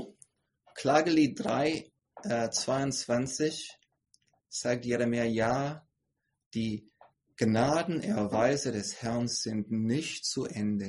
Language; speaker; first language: German; non-native, fluent; English